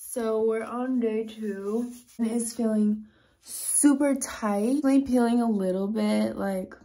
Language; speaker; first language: English; native; English